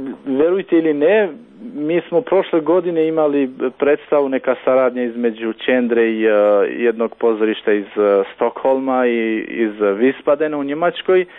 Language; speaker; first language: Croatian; non-native, local second language; Albanian